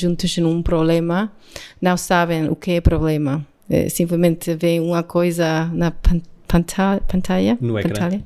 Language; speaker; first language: Portuguese; non-native, learner; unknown